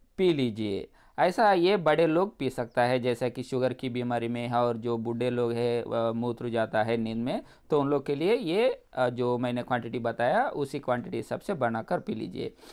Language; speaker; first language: Hindi; non-native, local second language; Telugu